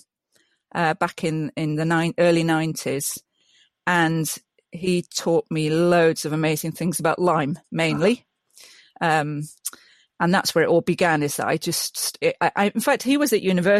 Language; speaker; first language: English; native; English